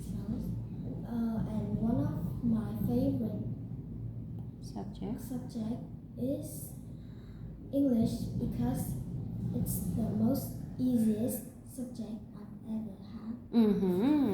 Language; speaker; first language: English; non-native, learner; Vietnamese